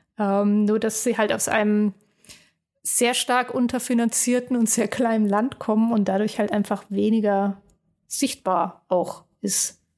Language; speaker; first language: German; native; German